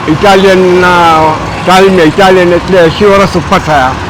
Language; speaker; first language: Gujarati; early bilingual, heritage; Gujarati